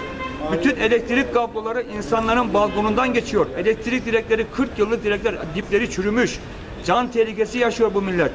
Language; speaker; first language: Turkish; native; Turkish